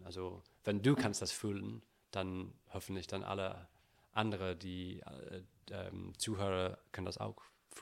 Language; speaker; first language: German; non-native, learner; English